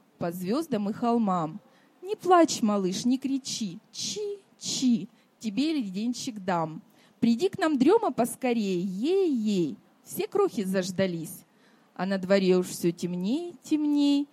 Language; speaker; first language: Russian; native; Russian